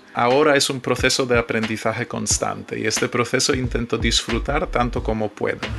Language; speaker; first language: Spanish; non-native, fluent; Polish